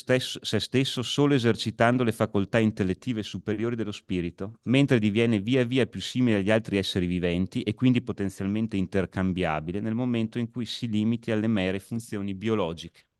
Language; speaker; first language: Italian; native; Italian